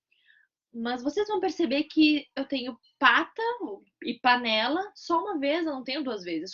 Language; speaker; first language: Portuguese; native; Portuguese